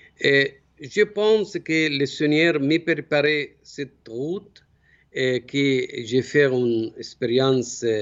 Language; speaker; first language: French; non-native, learner; Arabic